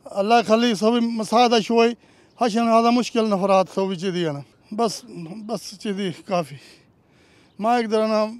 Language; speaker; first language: Arabic; non-native, learner; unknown